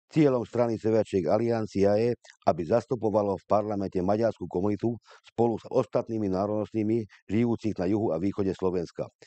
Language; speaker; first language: Slovak; non-native, local second language; Hungarian